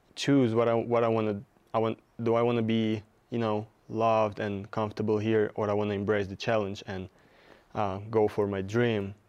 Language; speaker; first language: English; non-native, fluent; Russian